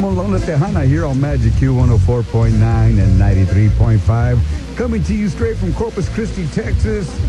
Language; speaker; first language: English; early bilingual, other home language; Spanish